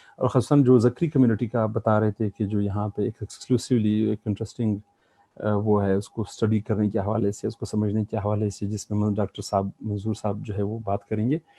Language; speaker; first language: Urdu; non-native, local second language; Pashto